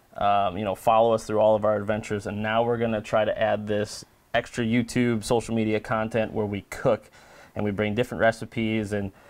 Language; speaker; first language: English; native; English